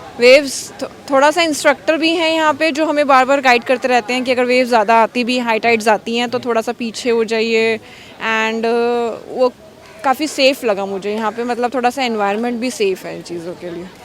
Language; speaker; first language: Hindi; native; Hindi